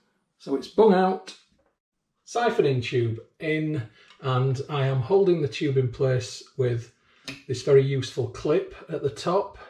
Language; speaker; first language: English; native; English